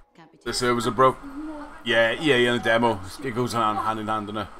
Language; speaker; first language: English; native; English